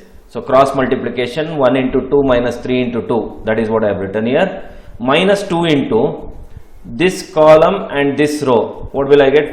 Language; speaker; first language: English; non-native, local second language; Kannada